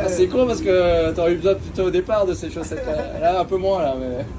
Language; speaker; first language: French; native; French